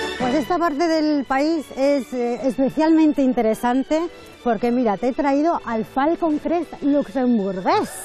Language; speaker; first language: Spanish; native; Spanish